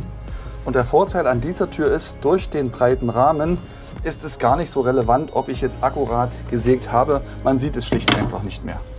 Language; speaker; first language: German; native; German